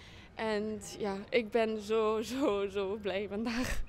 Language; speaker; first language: Dutch; non-native, fluent; French